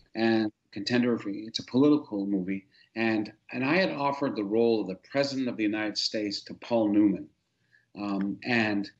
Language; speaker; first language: English; native; English